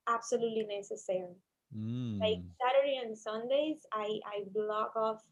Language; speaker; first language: English; non-native, fluent; Spanish